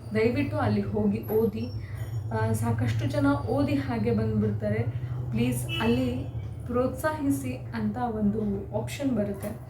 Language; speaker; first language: Kannada; native; Kannada